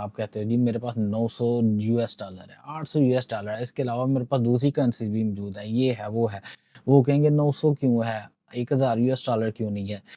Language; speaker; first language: Urdu; non-native, local second language; Punjabi